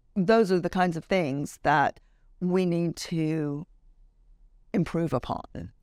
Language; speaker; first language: English; native; English